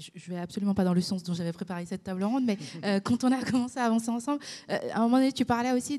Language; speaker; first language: French; native; French